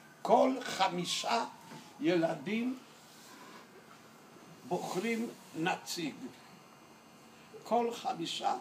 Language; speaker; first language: Hebrew; non-native, fluent; Yiddish